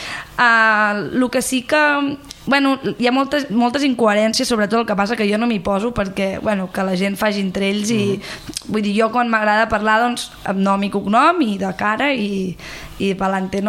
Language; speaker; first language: Catalan; native; Catalan